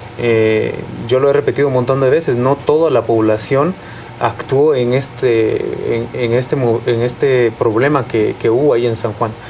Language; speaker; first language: Spanish; native; Spanish